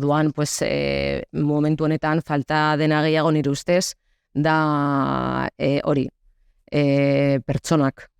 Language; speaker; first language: Basque; non-native, local second language; Spanish